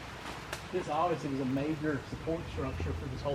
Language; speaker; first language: English; native; English